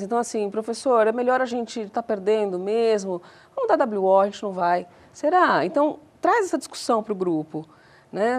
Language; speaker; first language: Portuguese; native; Portuguese